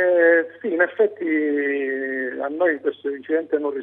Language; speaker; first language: Italian; native; Italian